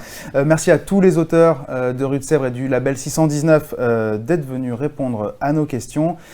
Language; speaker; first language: French; native; French